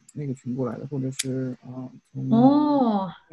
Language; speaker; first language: Chinese; native; Chinese